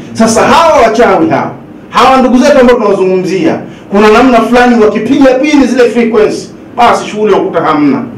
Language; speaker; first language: Swahili; native; Swahili